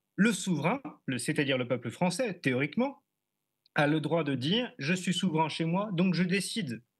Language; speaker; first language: French; native; French